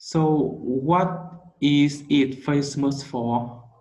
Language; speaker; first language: English; non-native, learner; Vietnamese